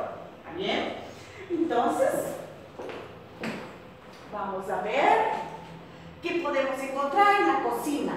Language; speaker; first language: Portuguese; non-native, fluent; Spanish